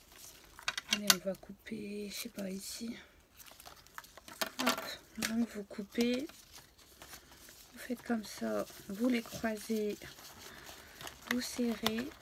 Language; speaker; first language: French; native; French